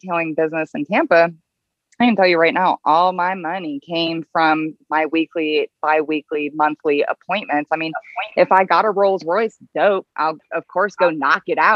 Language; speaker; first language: English; native; English